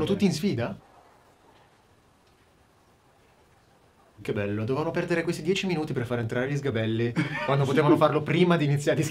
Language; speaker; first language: Italian; native; Italian